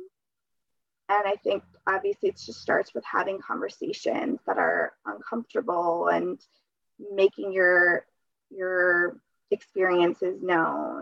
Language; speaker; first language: English; early bilingual, other home language; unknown